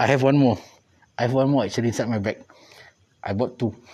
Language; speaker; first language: English; non-native, local second language; Malay